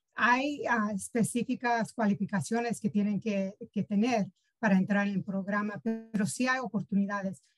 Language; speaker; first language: Spanish; early bilingual, heritage; Spanish